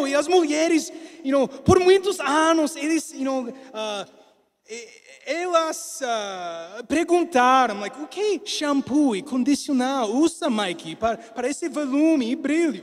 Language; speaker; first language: Portuguese; non-native, learner; English